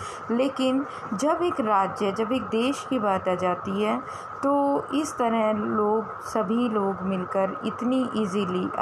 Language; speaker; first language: Hindi; native; Hindi